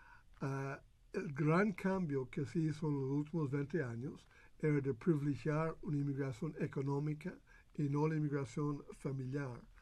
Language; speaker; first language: Spanish; non-native, fluent; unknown